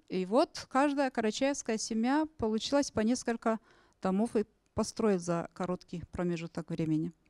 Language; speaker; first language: Russian; non-native, local second language; Karachay-Balkar